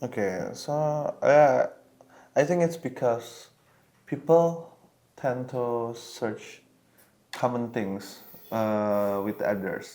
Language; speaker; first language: English; non-native, local second language; Indonesian